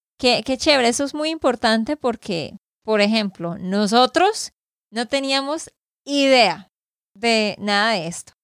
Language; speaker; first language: Spanish; native; Spanish